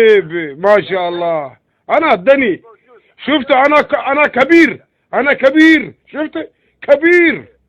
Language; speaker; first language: Arabic; non-native, learner; Somali